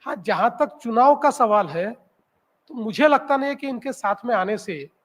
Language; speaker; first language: Hindi; non-native, local second language; Marathi